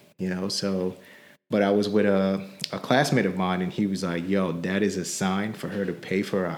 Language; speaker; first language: English; non-native, local second language; Yoruba